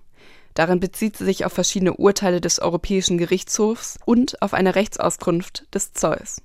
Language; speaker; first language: German; native; German